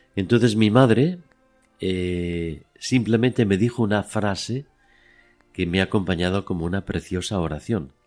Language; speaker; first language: Spanish; native; Spanish